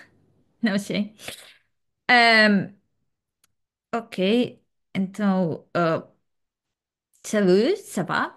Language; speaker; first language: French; non-native, learner; Serbian